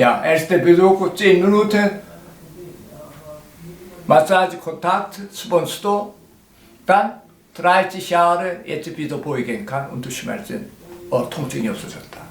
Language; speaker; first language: German; non-native, learner; Korean